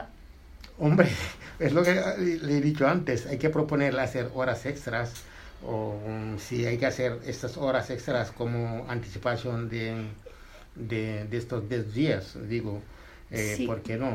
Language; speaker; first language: Spanish; non-native, fluent; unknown